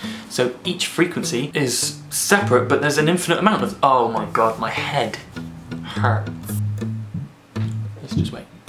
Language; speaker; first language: English; native; English